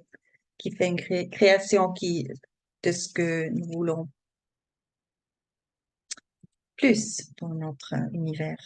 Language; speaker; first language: French; non-native, learner; German